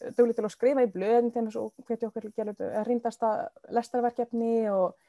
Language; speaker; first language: Icelandic; non-native, fluent; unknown